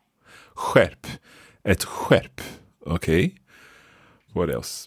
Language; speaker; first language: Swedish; non-native, learner; English